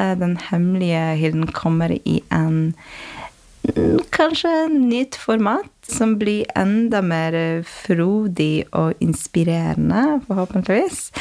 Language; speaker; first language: Norwegian; non-native, fluent; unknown